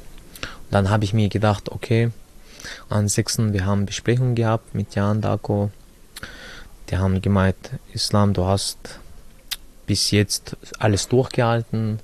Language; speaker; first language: German; early bilingual, other home language; Chechen